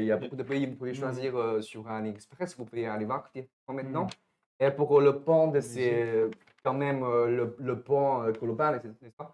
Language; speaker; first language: French; non-native, fluent; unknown